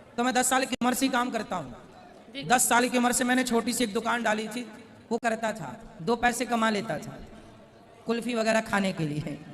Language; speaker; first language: Hindi; native; Hindi